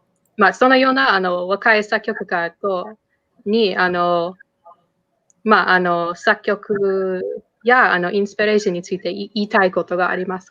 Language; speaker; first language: Japanese; non-native, fluent; English